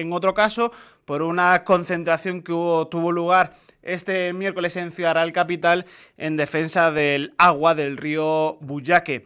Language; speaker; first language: Spanish; native; Spanish